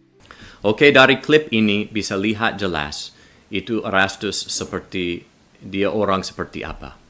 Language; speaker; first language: Indonesian; non-native, learner; English